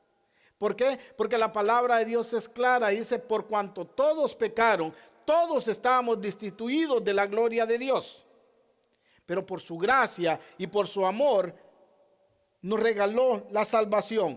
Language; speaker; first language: Spanish; native; Spanish